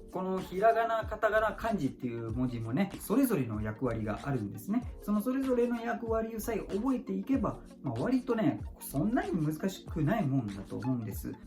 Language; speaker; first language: Japanese; non-native, fluent; Malay